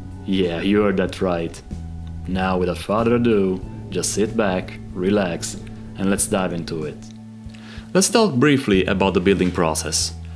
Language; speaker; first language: English; non-native, fluent; Italian